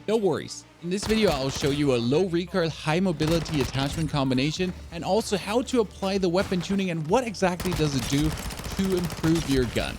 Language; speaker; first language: English; non-native, fluent; German